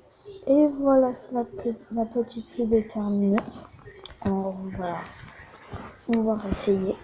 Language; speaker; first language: French; native; French